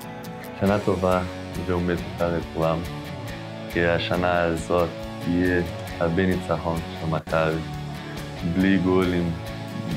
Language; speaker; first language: Hebrew; non-native, learner; Portuguese